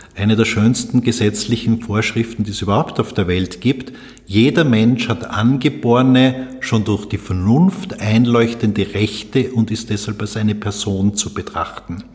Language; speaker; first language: German; native; German